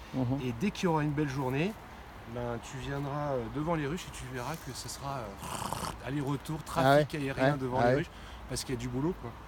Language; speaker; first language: French; native; French